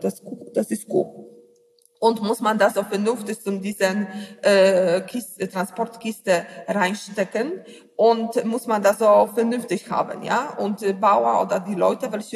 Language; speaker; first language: German; non-native, learner; Polish